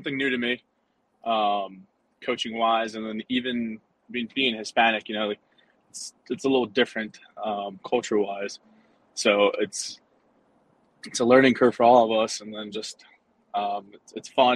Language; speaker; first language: English; early bilingual, other home language; Spanish